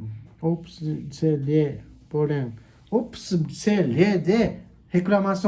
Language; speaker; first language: Portuguese; non-native, learner; Japanese